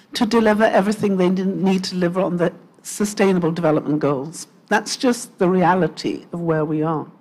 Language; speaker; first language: English; native; English